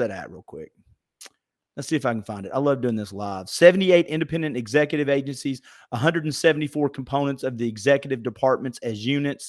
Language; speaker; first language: English; native; English